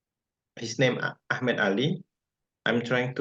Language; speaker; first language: English; non-native, fluent; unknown